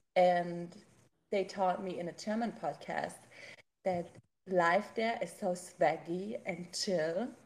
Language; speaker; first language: English; non-native, fluent; German